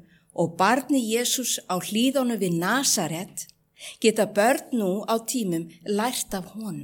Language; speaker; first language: Icelandic; native; Icelandic